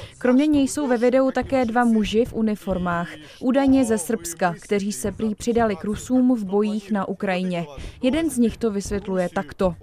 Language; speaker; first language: Czech; native; Czech